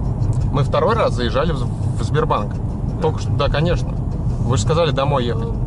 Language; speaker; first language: Russian; native; Russian